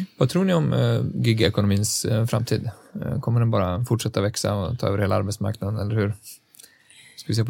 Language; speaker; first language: Swedish; native; Swedish